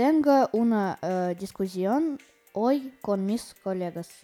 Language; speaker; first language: Spanish; non-native, learner; Russian